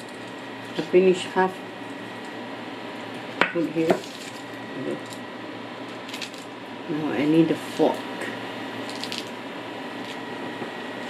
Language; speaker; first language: English; non-native, learner; Chinese